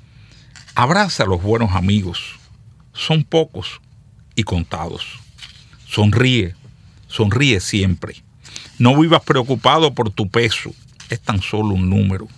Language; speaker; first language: Spanish; native; Spanish